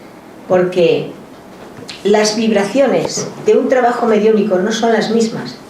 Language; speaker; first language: Spanish; native; Spanish